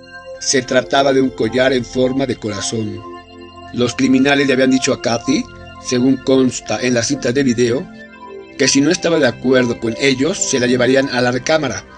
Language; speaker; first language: Spanish; native; Spanish